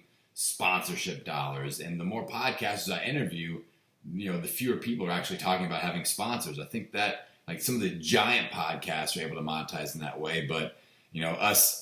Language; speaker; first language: English; native; English